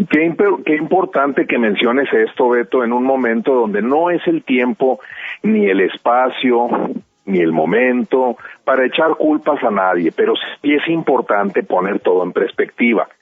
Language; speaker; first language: Spanish; native; Spanish